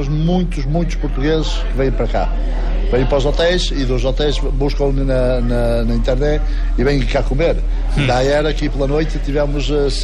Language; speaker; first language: Spanish; non-native, learner; Portuguese